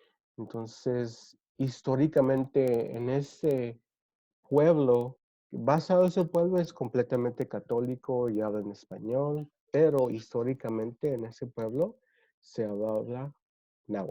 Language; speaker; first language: Spanish; early bilingual, other home language; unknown